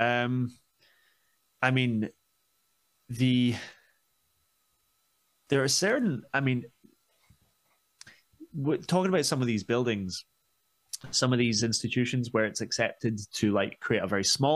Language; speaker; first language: English; native; English